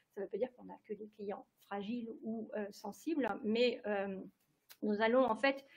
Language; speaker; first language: French; native; French